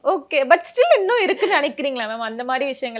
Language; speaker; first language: Tamil; native; Tamil